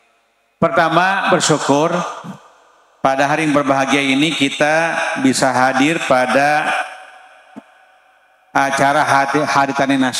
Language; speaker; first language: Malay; non-native, local second language; Sundanese